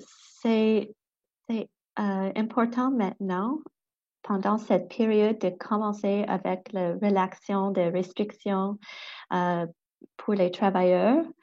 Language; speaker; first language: French; non-native, local second language; English